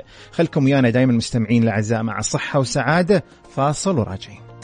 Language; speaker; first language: Arabic; native; Arabic